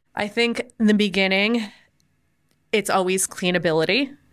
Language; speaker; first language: English; native; English